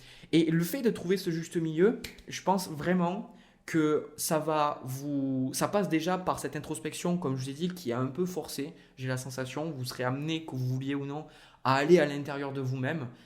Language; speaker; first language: French; native; French